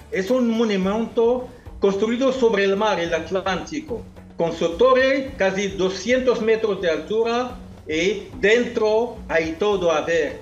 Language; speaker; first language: Spanish; non-native, local second language; Arabic